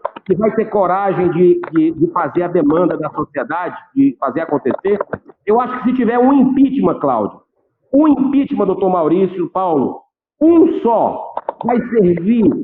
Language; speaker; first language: Portuguese; native; Portuguese